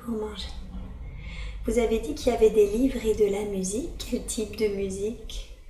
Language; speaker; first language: French; native; French